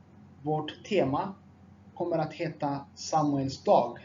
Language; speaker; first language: Swedish; non-native, fluent; Tigrinya